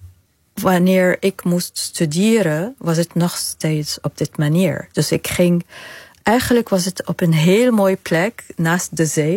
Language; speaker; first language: Dutch; non-native, fluent; Arabic